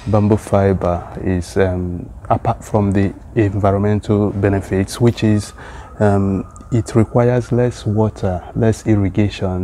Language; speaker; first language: English; non-native, local second language; Igbo